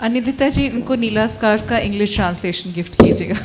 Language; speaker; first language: Hindi; native; Hindi